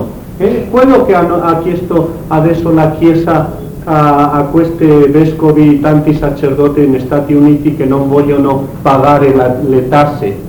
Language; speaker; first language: Italian; non-native, learner; Spanish